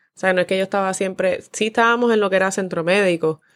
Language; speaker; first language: Spanish; native; Spanish